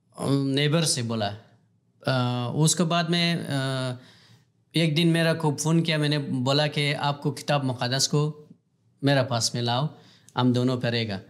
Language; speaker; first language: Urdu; non-native, learner; Pashto